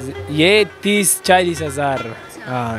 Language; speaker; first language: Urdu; non-native, local second language; Pashto